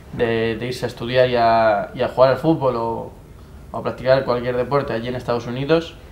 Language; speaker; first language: Spanish; native; Spanish